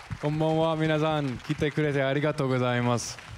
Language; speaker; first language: Japanese; non-native, learner; English